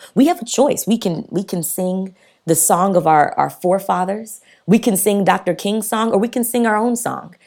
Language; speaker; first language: English; native; English